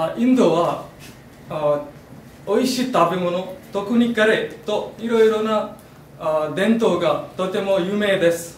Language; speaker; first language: Japanese; non-native, learner; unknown